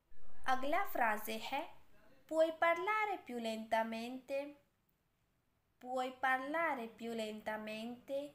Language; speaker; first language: Italian; non-native, fluent; Urdu